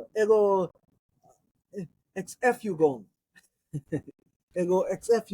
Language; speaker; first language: Greek; non-native, learner; English